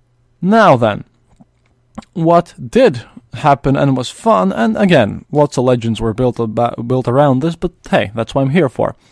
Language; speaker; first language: English; non-native, fluent; Latvian